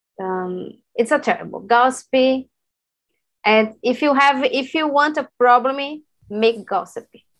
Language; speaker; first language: English; non-native, learner; Portuguese